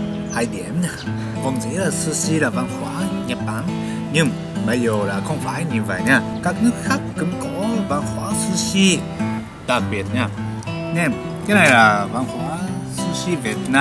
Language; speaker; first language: Vietnamese; non-native, learner; Japanese